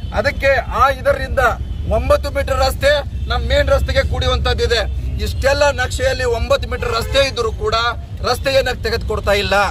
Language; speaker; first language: Kannada; non-native, local second language; Lambadi